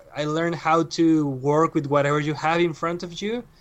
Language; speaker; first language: English; non-native, fluent; Spanish